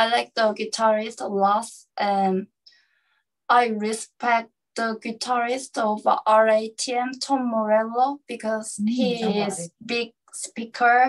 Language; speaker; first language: English; non-native, learner; Korean